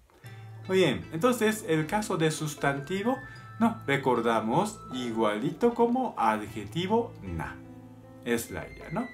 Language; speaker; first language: Spanish; non-native, fluent; Japanese